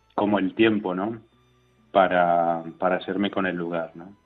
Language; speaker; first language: Spanish; native; Spanish